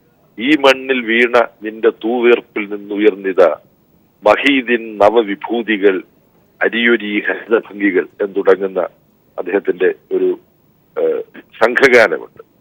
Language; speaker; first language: Malayalam; native; Malayalam